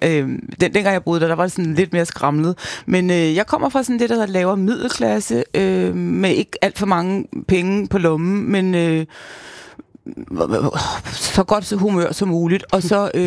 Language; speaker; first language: Danish; native; Danish